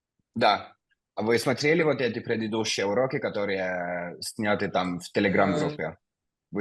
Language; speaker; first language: Russian; non-native, fluent; Finnish